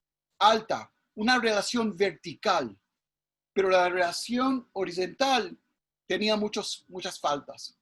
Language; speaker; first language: Spanish; early bilingual, heritage; English